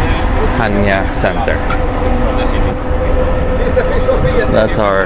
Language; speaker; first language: English; non-native, fluent; Indonesian